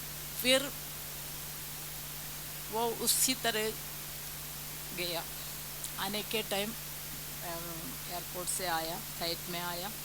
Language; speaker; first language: Hindi; non-native, local second language; Malayalam